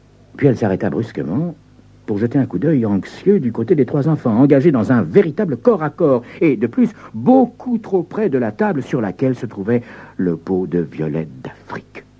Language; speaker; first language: French; native; French